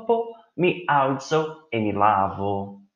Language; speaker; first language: Italian; non-native, fluent; Portuguese